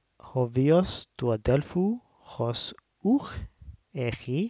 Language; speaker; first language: Greek; non-native, learner; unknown